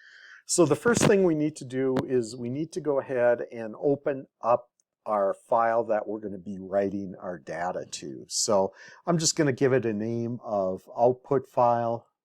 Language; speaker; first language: English; native; English